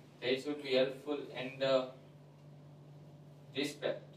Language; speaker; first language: English; non-native, learner; Gujarati